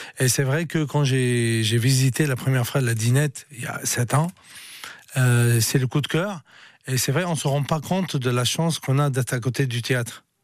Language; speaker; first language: French; non-native, local second language; Arabic